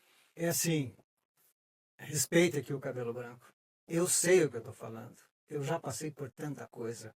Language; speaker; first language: Portuguese; native; Portuguese